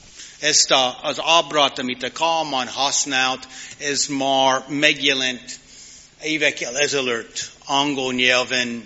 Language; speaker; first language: Hungarian; non-native, learner; English